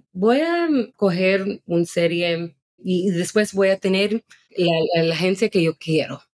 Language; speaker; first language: Spanish; early bilingual, heritage; Spanish